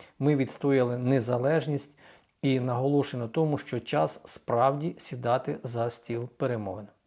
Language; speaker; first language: Ukrainian; native; Ukrainian